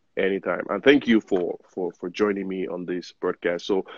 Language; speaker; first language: English; non-native, local second language; Yoruba